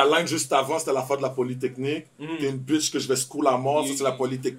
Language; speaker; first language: French; native; French